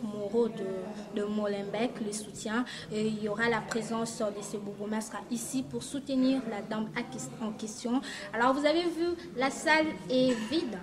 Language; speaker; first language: French; non-native, local second language; Lingala